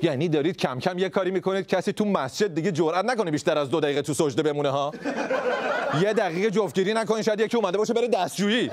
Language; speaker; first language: Persian; native; Persian